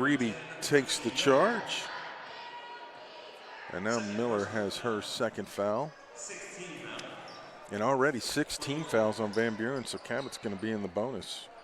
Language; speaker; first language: English; native; English